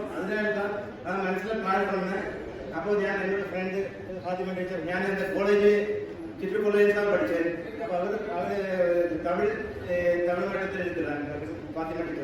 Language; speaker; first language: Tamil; non-native, learner; Malayalam